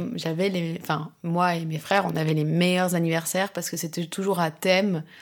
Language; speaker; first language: French; native; French